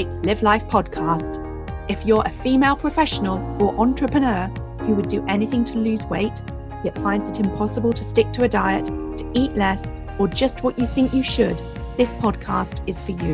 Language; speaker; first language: English; native; English